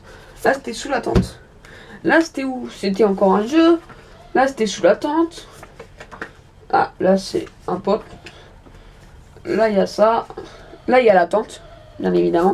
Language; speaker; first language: French; native; French